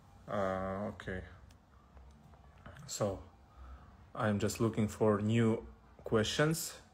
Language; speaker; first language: English; non-native, learner; Kazakh